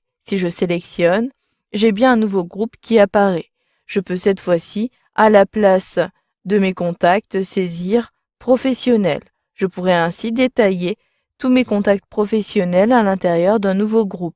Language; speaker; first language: French; native; French